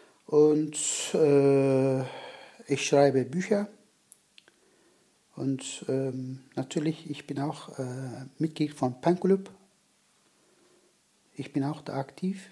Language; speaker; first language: German; non-native, learner; Turkish